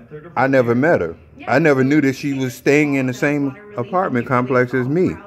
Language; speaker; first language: English; native; English